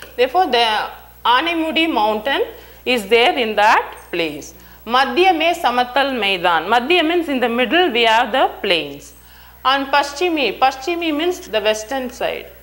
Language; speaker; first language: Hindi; non-native, local second language; Tamil